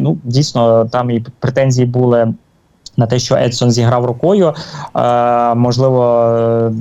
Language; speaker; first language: Ukrainian; native; Ukrainian